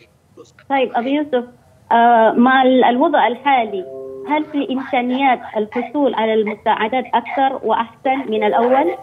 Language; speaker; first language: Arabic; non-native, fluent; Malay